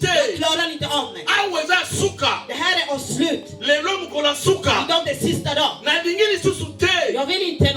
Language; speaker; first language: Swedish; non-native, learner; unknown